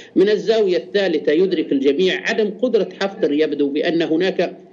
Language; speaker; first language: Arabic; native; Arabic